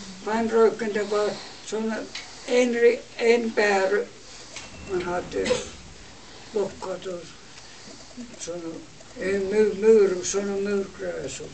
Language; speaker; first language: Swedish; non-native, local second language; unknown